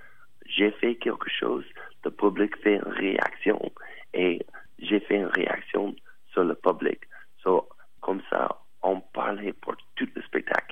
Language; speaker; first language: French; non-native, learner; English